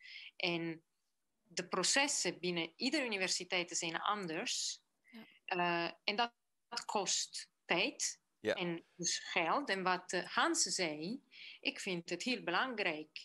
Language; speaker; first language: Dutch; non-native, fluent; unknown